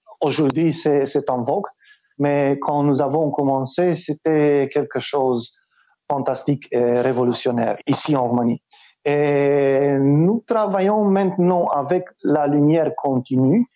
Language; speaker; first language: French; non-native, fluent; Romanian